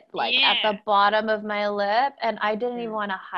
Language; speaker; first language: English; native; English